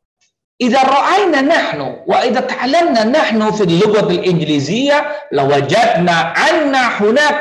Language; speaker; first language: Arabic; non-native, fluent; Indonesian